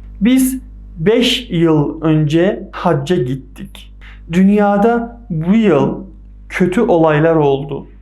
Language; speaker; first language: Turkish; non-native, fluent; Persian